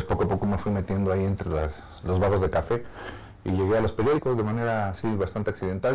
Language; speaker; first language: Spanish; native; Spanish